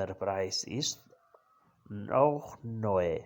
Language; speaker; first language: German; non-native, learner; Urdu